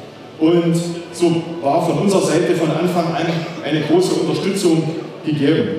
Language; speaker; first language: German; native; German